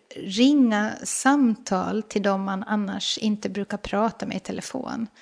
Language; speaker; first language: Swedish; native; Swedish